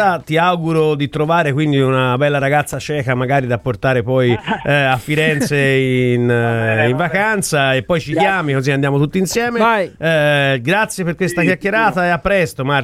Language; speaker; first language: Italian; native; Italian